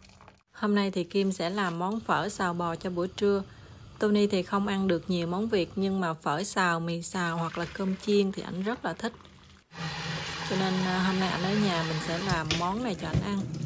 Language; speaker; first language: Vietnamese; native; Vietnamese